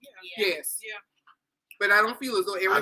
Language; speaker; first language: English; native; English